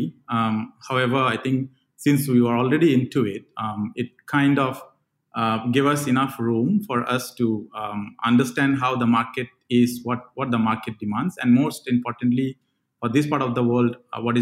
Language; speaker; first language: English; non-native, local second language; Bangla